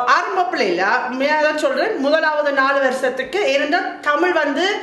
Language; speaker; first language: Tamil; non-native, fluent; German